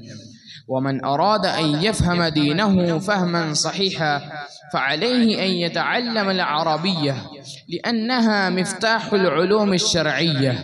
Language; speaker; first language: Arabic; non-native, learner; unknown